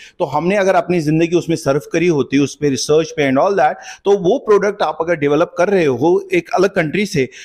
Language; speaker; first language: Hindi; non-native, local second language; Kashmiri